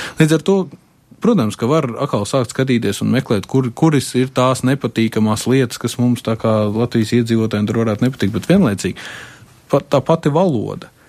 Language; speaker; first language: Latvian; native; Latvian